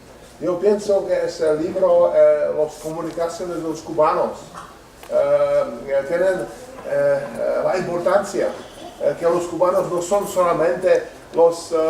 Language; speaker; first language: Spanish; non-native, learner; Czech